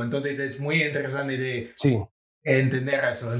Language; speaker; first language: Spanish; non-native, fluent; English